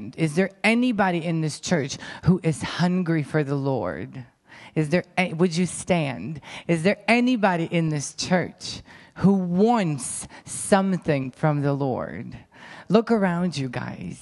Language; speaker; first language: English; non-native, fluent; Ukrainian